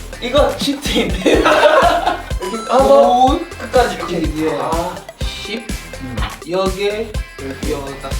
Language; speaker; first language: Korean; non-native, learner; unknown